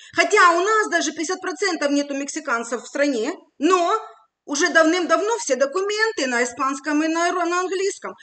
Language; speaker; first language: Russian; native; Russian